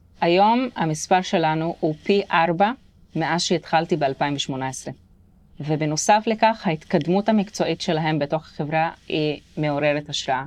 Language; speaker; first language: Hebrew; non-native, local second language; Arabic